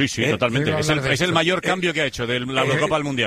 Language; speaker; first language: Spanish; native; Spanish